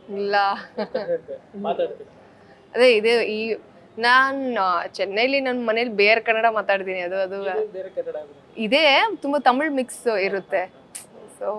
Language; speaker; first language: Kannada; early bilingual, heritage; Kannada